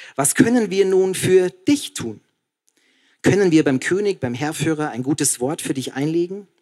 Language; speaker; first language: German; native; German